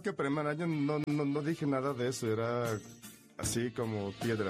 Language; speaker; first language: Spanish; non-native, fluent; Russian